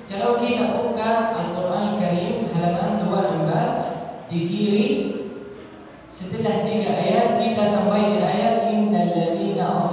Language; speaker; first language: Indonesian; non-native, learner; Arabic